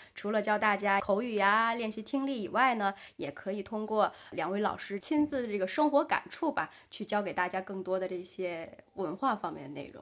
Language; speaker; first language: Chinese; native; Chinese